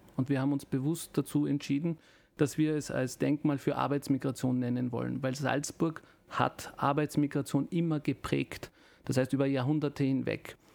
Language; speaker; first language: German; early bilingual, other home language; Turkish